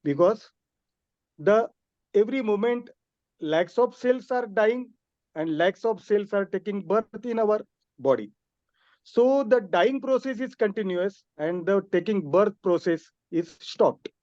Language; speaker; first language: English; non-native, local second language; Hindi